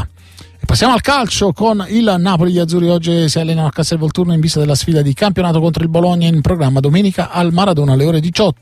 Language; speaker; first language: Italian; native; Italian